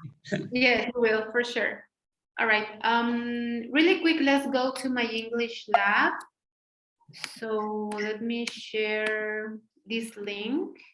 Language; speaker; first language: English; non-native, fluent; Spanish